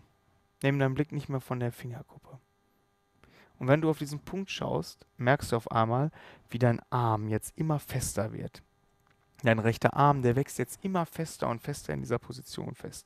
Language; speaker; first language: German; native; German